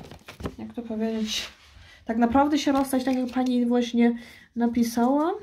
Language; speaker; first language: Polish; early bilingual, heritage; Polish